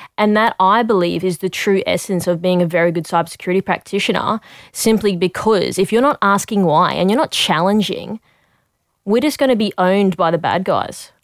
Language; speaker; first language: English; native; English